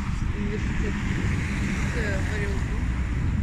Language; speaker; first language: English; non-native, learner; Russian